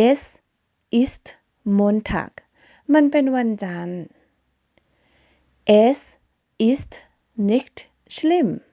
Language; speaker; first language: German; non-native, fluent; Thai